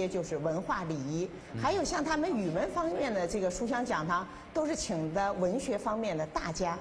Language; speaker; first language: Chinese; native; Chinese